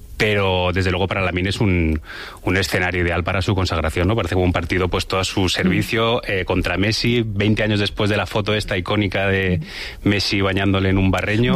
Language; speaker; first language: Spanish; native; Spanish